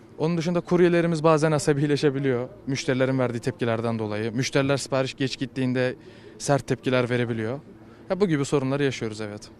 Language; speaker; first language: Turkish; native; Turkish